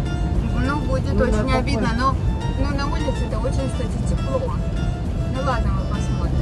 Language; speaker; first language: Russian; native; Russian